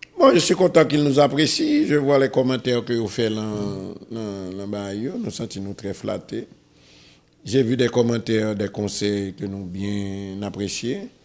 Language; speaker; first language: French; non-native, local second language; Haitian Creole